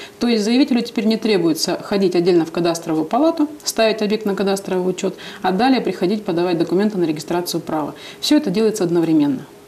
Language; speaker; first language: Russian; native; Russian